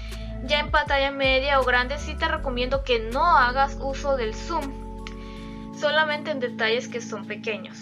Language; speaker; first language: Spanish; native; Spanish